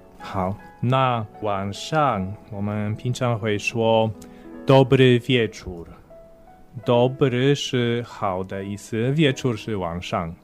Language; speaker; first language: Chinese; non-native, fluent; Polish